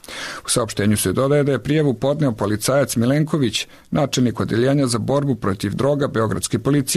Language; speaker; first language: Croatian; native; Croatian